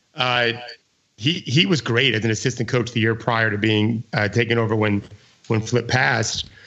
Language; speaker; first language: English; native; English